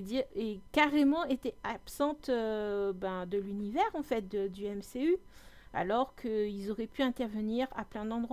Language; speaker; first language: French; native; French